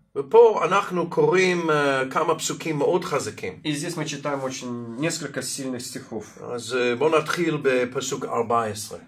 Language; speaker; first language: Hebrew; non-native, fluent; Russian